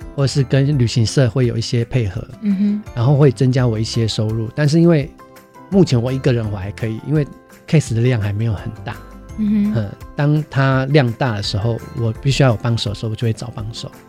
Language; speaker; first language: Chinese; native; Chinese